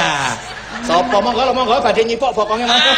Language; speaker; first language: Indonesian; non-native, local second language; Javanese